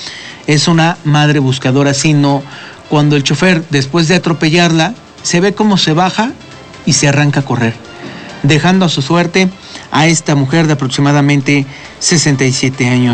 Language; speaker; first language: Spanish; native; Spanish